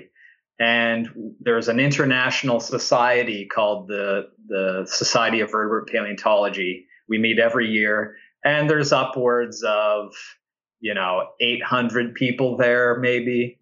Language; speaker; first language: English; native; English